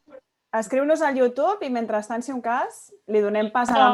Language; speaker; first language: Catalan; native; Catalan